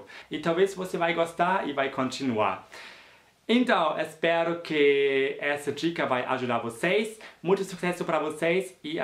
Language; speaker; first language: Portuguese; non-native, fluent; German